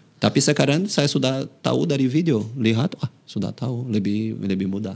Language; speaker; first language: Indonesian; non-native, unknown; Portuguese